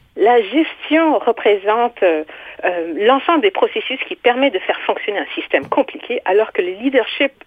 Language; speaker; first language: French; non-native, local second language; Kinyarwanda